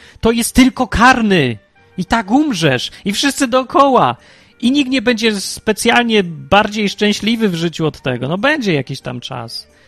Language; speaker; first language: Polish; early bilingual, heritage; Polish